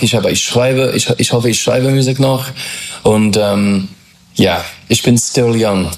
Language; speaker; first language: German; non-native, learner; English